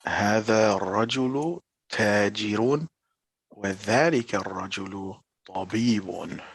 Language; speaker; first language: Arabic; non-native, learner; English